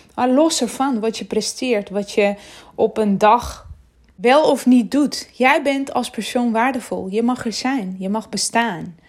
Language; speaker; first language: Dutch; non-native, fluent; Armenian